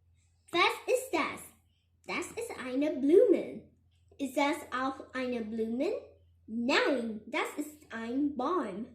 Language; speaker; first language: German; non-native, learner; Vietnamese